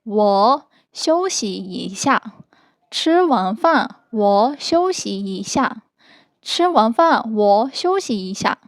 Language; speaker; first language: Chinese; non-native, fluent; Burmese